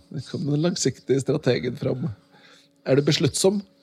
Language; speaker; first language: Norwegian; native; Norwegian